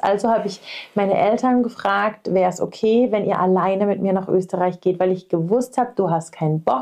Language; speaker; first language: German; native; German